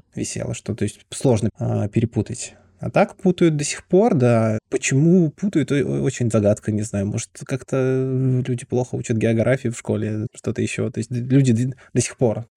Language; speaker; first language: Russian; native; Russian